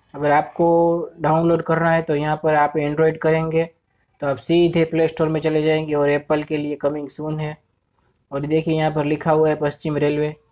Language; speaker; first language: Hindi; non-native, local second language; Gujarati